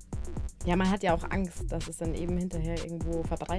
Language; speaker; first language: German; native; German